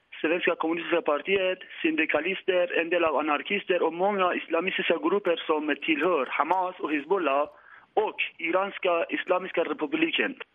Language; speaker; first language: Swedish; non-native, learner; Persian